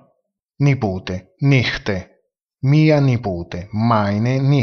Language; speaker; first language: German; non-native, fluent; Italian